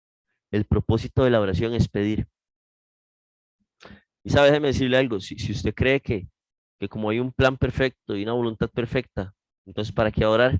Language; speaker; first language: Spanish; native; Spanish